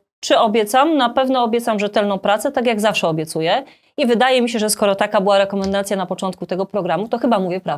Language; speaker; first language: Polish; native; Polish